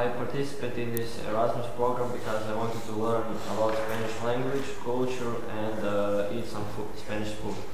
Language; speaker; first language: English; non-native, learner; Croatian